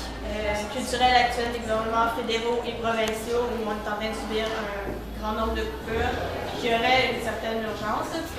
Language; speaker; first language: French; native; French